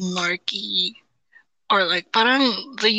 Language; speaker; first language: English; non-native, local second language; Cebuano